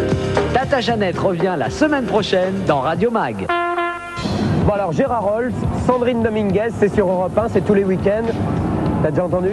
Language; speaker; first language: French; native; French